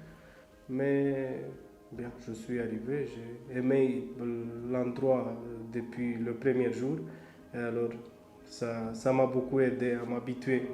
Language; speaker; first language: French; non-native, fluent; Romanian